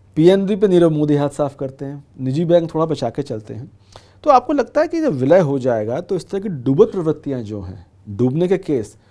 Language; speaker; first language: Hindi; native; Hindi